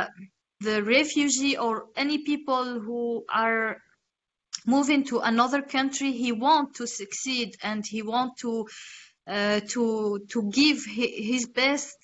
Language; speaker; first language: English; non-native, learner; Arabic